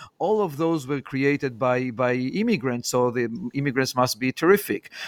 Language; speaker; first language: English; non-native, fluent; Hebrew